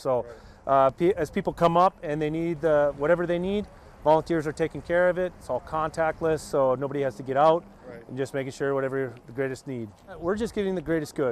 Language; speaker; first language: English; native; English